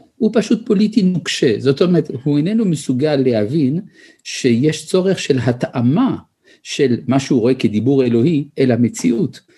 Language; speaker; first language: Hebrew; early bilingual, other home language; French